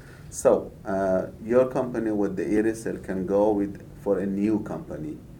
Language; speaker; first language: English; non-native, fluent; Persian